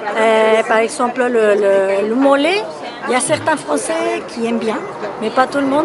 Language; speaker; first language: French; non-native, fluent; Spanish